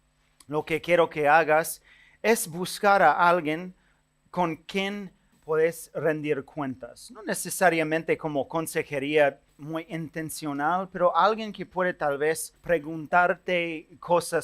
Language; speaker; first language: Spanish; non-native, fluent; English